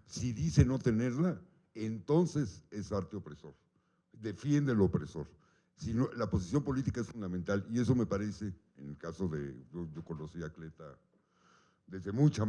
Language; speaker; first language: Spanish; native; Spanish